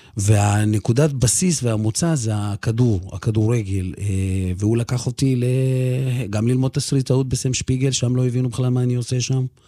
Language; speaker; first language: Hebrew; early bilingual, other home language; Russian